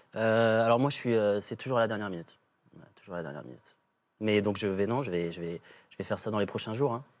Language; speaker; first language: French; native; French